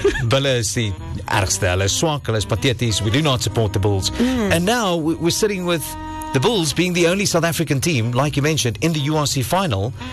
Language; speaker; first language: English; non-native, local second language; Afrikaans